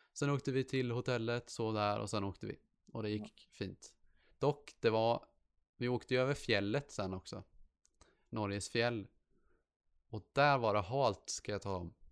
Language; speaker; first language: Swedish; native; Swedish